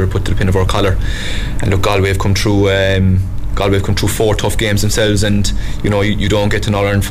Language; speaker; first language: English; native; English